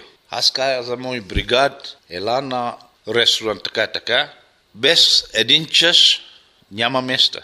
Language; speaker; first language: Bulgarian; non-native, local second language; Arabic